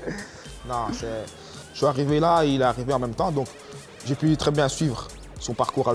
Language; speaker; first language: French; early bilingual, other home language; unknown